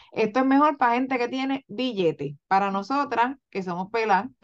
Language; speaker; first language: Spanish; native; Spanish